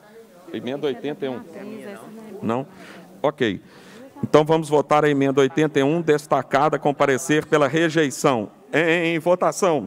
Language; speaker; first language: Portuguese; native; Portuguese